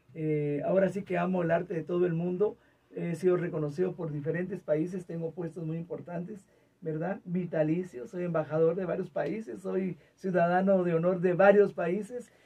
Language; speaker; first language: Spanish; native; Spanish